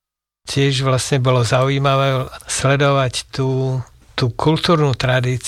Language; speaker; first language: Russian; non-native, learner; Slovak